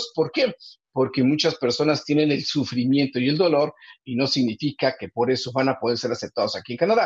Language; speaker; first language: Spanish; native; Spanish